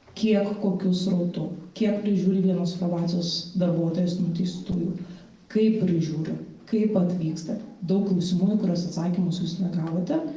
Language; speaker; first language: Lithuanian; non-native, local second language; Polish